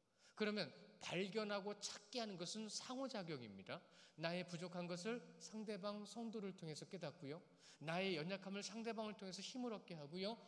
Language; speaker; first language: Korean; native; Korean